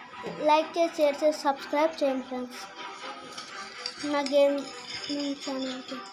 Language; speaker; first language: Telugu; native; Telugu